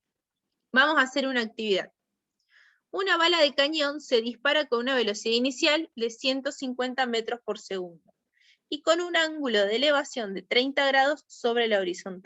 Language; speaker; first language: Spanish; native; Spanish